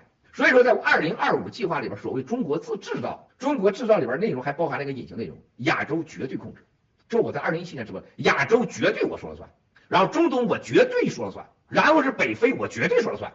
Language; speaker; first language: Chinese; native; Chinese